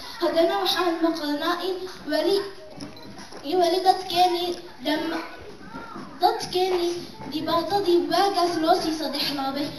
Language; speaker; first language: Somali; early bilingual, heritage; Somali